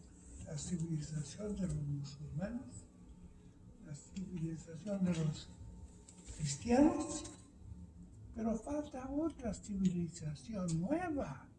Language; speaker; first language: Spanish; early bilingual, heritage; Spanish